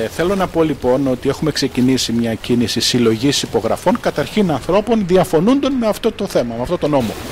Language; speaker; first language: Greek; early bilingual, heritage; Greek